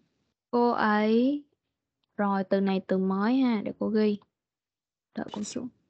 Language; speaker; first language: Vietnamese; native; Vietnamese